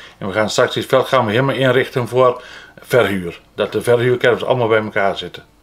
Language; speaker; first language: Dutch; native; Dutch